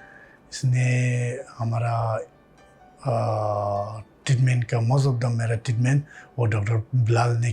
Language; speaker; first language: Hindi; non-native, learner; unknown